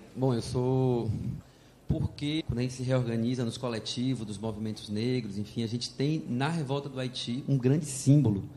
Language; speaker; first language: Portuguese; native; Portuguese